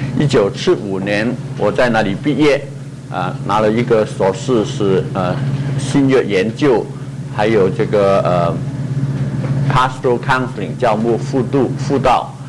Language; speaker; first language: Chinese; non-native, local second language; Cantonese